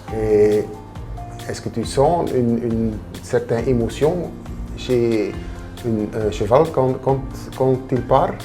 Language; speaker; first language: French; non-native, local second language; Dutch